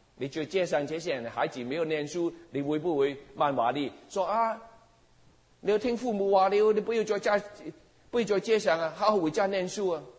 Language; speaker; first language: Chinese; non-native, local second language; Cantonese